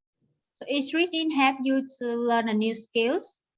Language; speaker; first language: English; non-native, learner; Vietnamese